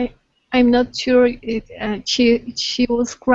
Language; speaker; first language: English; non-native, learner; Spanish